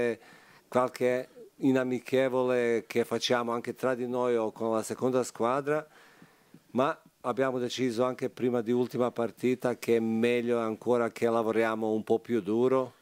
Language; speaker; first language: Italian; non-native, fluent; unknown